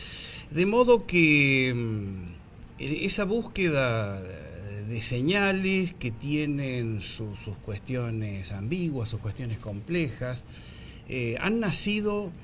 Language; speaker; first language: Spanish; native; Spanish